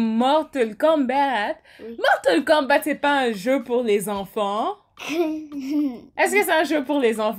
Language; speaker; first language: French; non-native, fluent; English